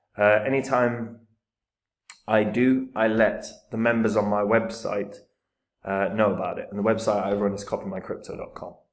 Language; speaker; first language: English; native; English